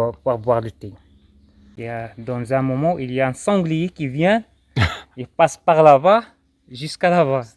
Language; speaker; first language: French; non-native, local second language; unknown